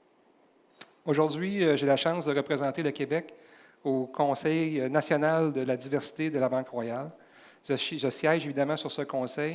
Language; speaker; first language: French; native; French